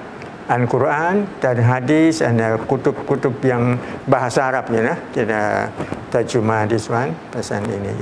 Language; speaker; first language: Indonesian; early bilingual, heritage; Thai